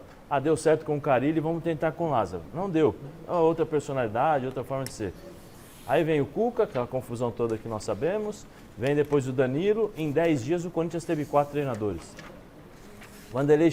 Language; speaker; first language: Portuguese; native; Portuguese